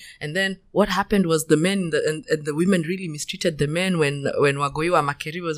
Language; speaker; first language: English; non-native, local second language; Kikuyu